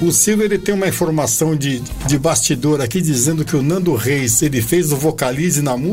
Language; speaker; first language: Portuguese; native; Portuguese